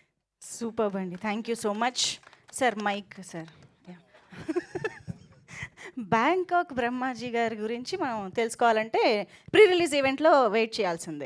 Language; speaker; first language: Telugu; native; Telugu